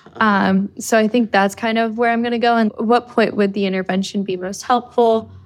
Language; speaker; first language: English; early bilingual, other home language; Spanish